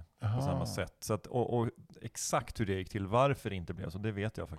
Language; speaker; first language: Swedish; native; Swedish